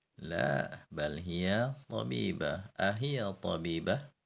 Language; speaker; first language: Arabic; non-native, learner; Indonesian